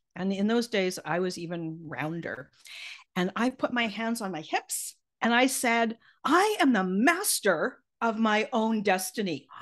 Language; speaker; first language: English; native; English